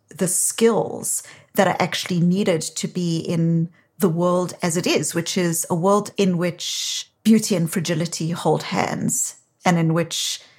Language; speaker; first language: English; native; English